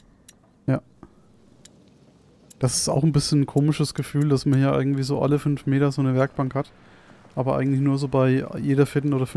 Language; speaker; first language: German; native; German